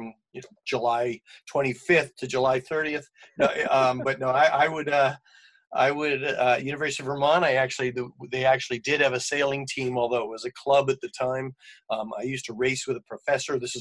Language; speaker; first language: English; native; English